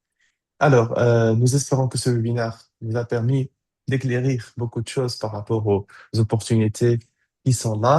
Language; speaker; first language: French; native; French